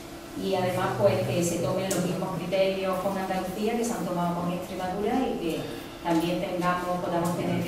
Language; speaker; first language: Spanish; native; Spanish